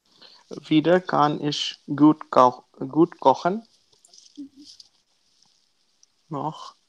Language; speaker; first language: German; non-native, learner; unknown